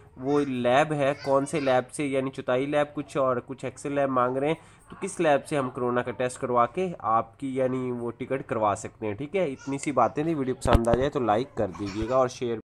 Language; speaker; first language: Urdu; native; Urdu